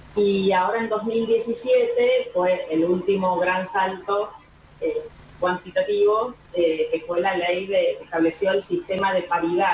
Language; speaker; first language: Spanish; native; Spanish